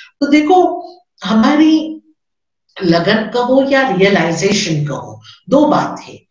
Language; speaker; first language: Hindi; non-native, local second language; Gujarati